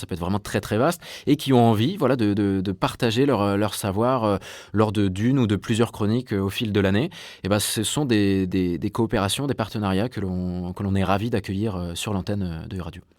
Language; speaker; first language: French; native; French